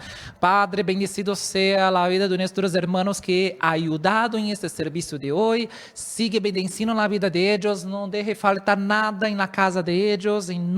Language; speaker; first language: Spanish; non-native, learner; Portuguese